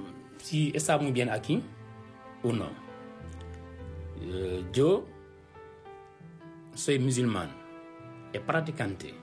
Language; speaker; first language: Spanish; non-native, learner; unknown